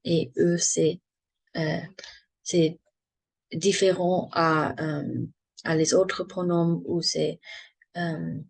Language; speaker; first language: French; non-native, learner; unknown